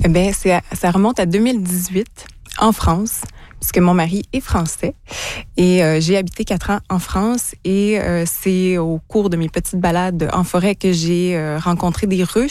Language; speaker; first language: French; native; French